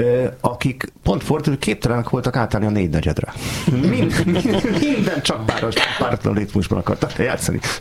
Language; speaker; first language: Hungarian; native; Hungarian